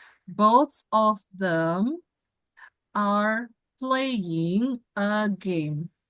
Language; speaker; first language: English; non-native, fluent; Indonesian